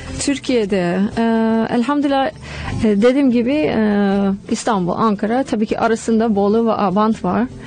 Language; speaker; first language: Turkish; non-native, fluent; English